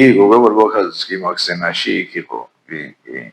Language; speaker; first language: Georgian; native; Georgian